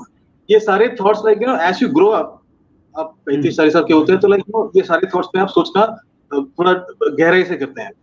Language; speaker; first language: Hindi; native; Hindi